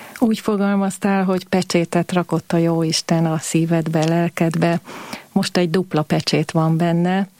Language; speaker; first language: Hungarian; native; Hungarian